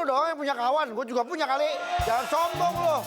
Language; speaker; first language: Indonesian; native; Indonesian